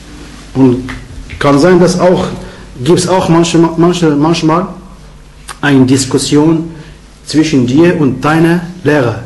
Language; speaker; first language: German; non-native, learner; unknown